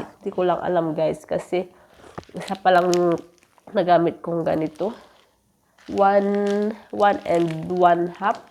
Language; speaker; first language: Filipino; non-native, local second language; Iloko